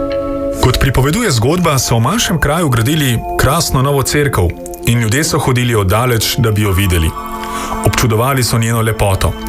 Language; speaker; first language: Slovenian; native; Slovenian